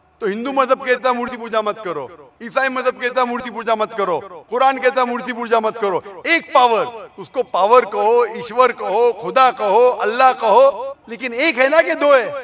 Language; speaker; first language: Hindi; non-native, local second language; Konkani